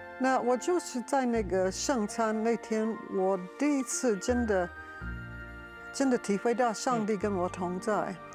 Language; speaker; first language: Chinese; non-native, fluent; English